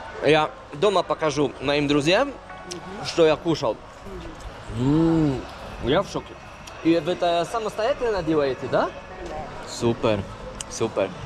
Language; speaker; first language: Russian; non-native, learner; Polish